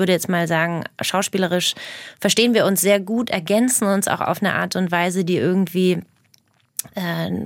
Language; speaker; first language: German; native; German